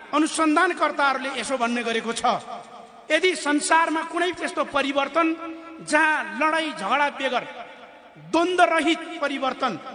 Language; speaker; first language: Nepali; non-native, local second language; Eastern Tamang